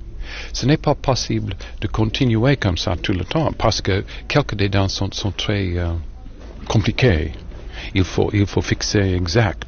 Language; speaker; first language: French; non-native, learner; English